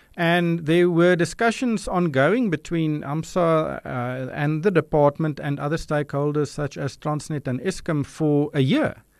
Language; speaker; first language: English; non-native, local second language; Afrikaans